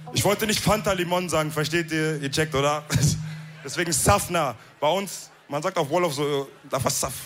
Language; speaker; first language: German; early bilingual, other home language; Wolof